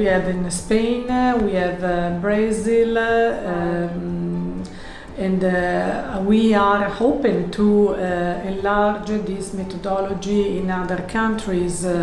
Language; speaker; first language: English; non-native, learner; Italian